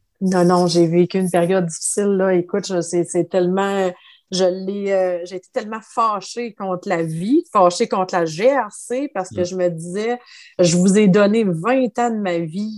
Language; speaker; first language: French; native; French